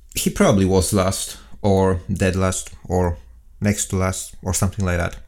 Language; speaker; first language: English; non-native, fluent; Polish